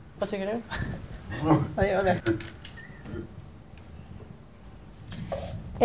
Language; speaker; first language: Swedish; native; Swedish